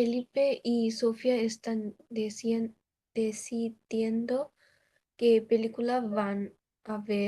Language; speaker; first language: Spanish; non-native, learner; Bangla